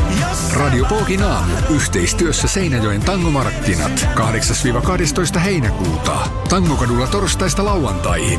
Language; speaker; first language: Finnish; native; Finnish